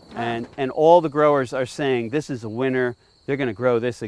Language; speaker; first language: English; native; English